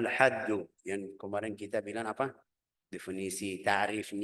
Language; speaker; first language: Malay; non-native, fluent; Arabic